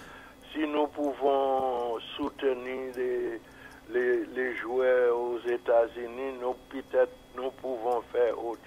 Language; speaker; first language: French; non-native, fluent; English